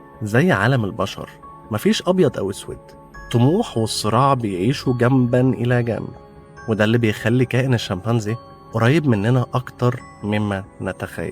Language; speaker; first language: Arabic; native; Arabic